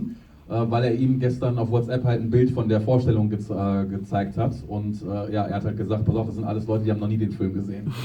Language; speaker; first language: German; native; German